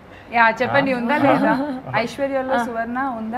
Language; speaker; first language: Telugu; native; Telugu